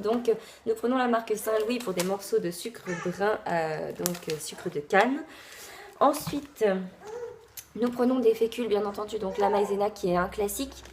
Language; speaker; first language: French; native; French